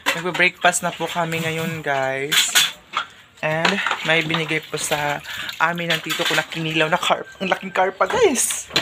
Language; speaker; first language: Filipino; non-native, local second language; Cebuano